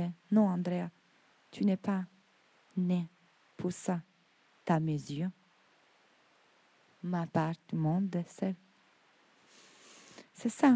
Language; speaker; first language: French; non-native, fluent; Italian